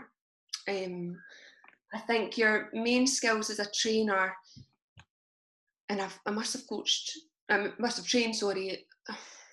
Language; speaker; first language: English; native; English